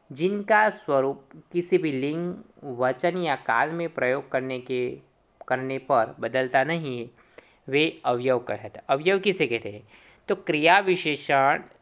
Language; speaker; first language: Hindi; non-native, local second language; Gujarati